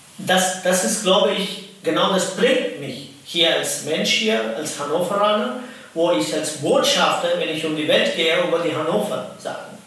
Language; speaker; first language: German; non-native, fluent; Tamil